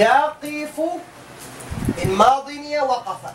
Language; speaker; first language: Arabic; non-native, fluent; Tausug